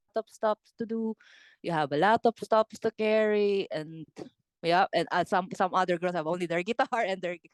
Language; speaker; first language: English; non-native, local second language; Filipino